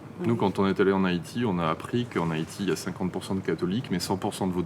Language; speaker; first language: French; native; French